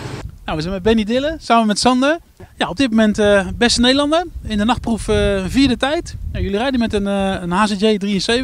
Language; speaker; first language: Dutch; native; Dutch